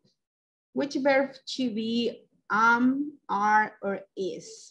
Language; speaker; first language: English; non-native, local second language; Spanish